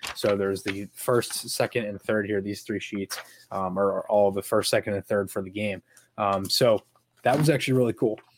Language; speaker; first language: English; native; English